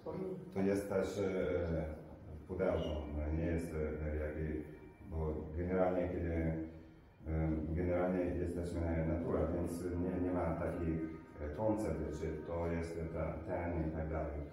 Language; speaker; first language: Polish; non-native, learner; Italian